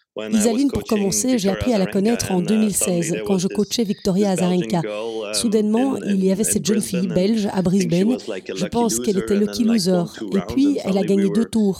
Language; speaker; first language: French; native; French